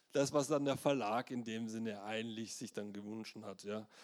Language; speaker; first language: German; native; German